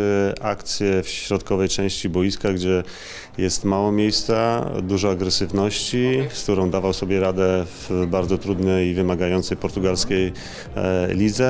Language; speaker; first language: Polish; native; Polish